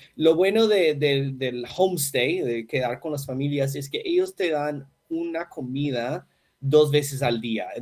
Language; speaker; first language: Spanish; non-native, fluent; English